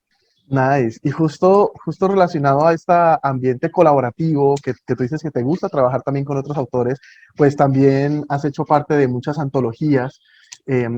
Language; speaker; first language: Spanish; native; Spanish